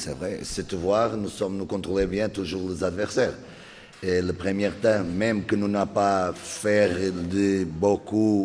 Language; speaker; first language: French; non-native, learner; Portuguese